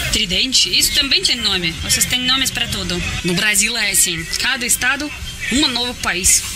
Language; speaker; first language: Portuguese; non-native, fluent; Russian